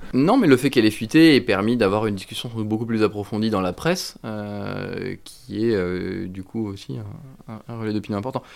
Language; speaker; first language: French; native; French